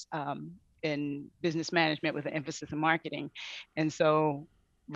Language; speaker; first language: English; native; English